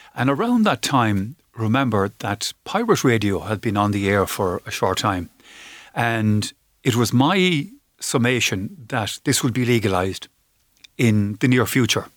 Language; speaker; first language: English; native; English